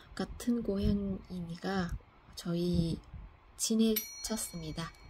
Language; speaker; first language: Korean; non-native, fluent; Vietnamese